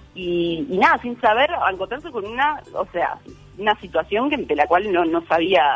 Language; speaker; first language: Spanish; native; Spanish